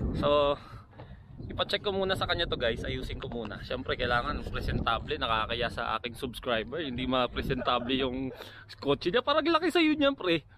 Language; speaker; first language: Filipino; non-native, local second language; Hiligaynon